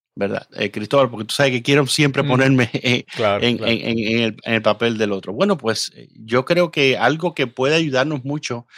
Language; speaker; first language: Spanish; native; Spanish